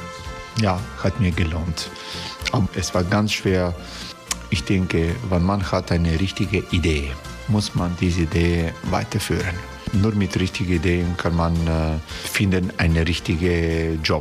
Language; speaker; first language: German; non-native, fluent; Croatian